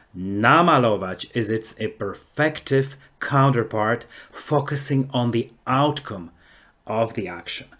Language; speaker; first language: English; non-native, fluent; Polish